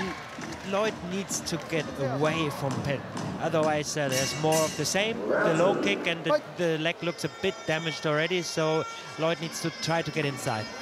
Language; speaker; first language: English; non-native, fluent; German